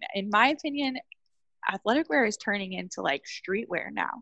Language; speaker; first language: English; native; English